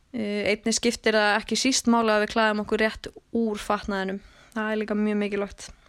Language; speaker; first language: Icelandic; native; Icelandic